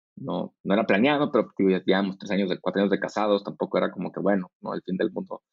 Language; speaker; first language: Spanish; native; Spanish